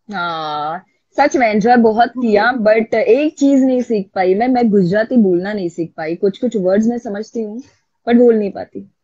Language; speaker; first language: Hindi; non-native, local second language; Marathi